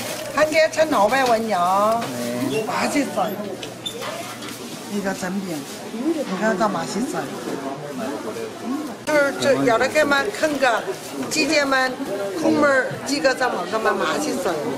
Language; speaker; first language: Korean; non-native, learner; Chinese